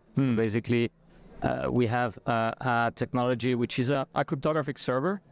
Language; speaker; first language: English; non-native, fluent; French